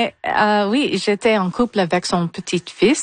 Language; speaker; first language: French; non-native, local second language; English